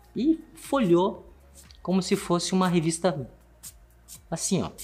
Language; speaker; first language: Portuguese; early bilingual, other home language; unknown